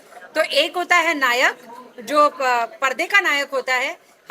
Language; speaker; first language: Hindi; native; Hindi